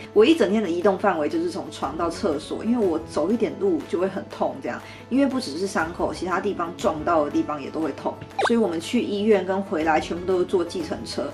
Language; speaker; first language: Chinese; native; Chinese